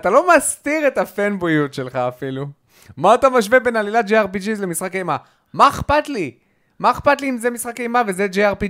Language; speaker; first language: Hebrew; native; Hebrew